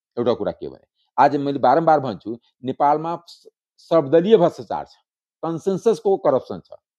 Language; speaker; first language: Nepali; non-native, local second language; Maithili